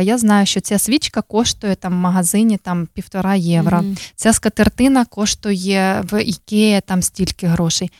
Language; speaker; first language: Ukrainian; native; Ukrainian